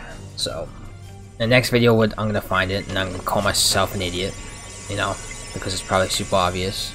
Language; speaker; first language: English; native; English